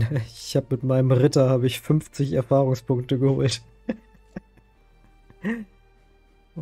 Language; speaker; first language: German; native; German